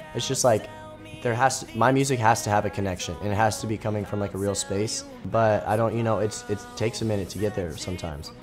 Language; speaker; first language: English; native; English